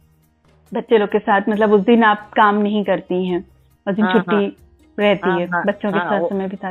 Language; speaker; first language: Hindi; native; Hindi